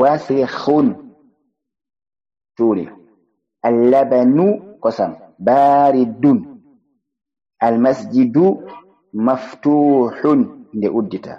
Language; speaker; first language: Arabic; non-native, fluent; Fula